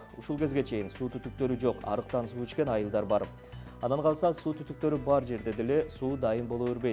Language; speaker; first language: Kyrgyz; native; Kyrgyz